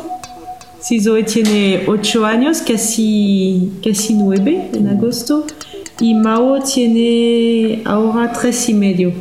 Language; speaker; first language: Spanish; non-native, learner; French